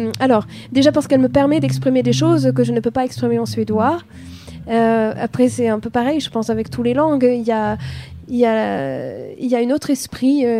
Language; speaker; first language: French; non-native, fluent; Swedish